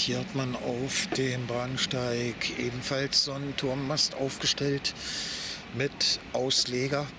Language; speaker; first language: German; native; German